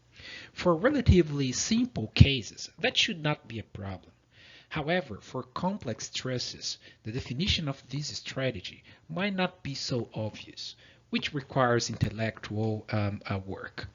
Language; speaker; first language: English; non-native, fluent; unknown